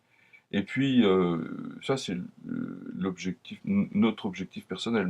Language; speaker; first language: French; native; French